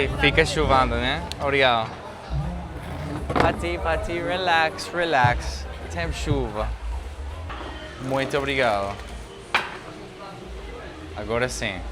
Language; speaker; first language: Portuguese; non-native, learner; English